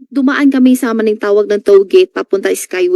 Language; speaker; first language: Filipino; non-native, learner; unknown